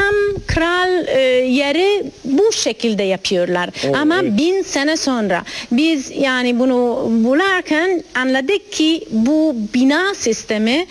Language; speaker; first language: Turkish; non-native, learner; Italian